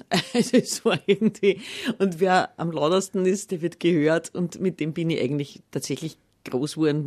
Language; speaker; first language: German; native; German